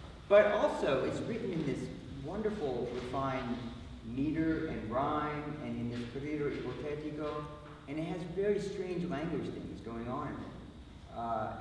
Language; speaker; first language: English; native; English